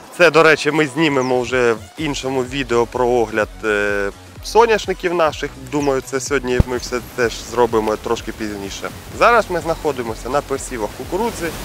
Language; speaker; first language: Ukrainian; non-native, local second language; Russian